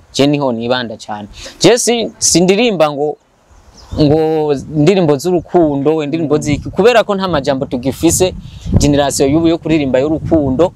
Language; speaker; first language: Rundi; native; Rundi